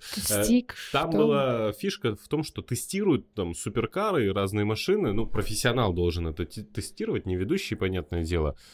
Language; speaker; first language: Russian; native; Russian